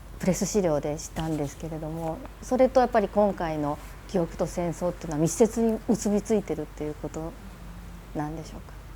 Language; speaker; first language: Japanese; native; Japanese